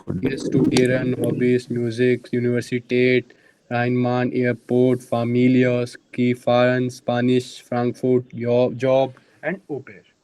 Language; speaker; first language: German; non-native, fluent; Hindi